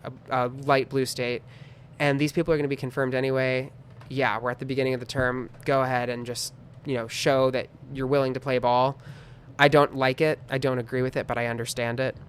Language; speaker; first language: English; native; English